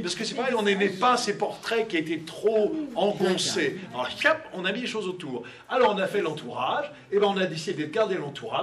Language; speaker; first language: French; native; French